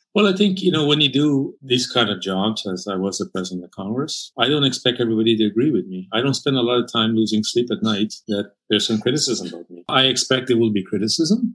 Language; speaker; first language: English; native; English